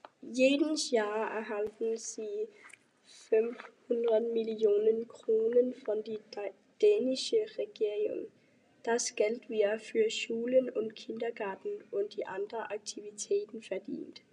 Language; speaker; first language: German; non-native, learner; Danish